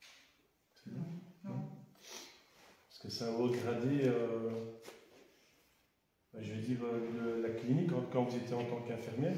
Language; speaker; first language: French; native; French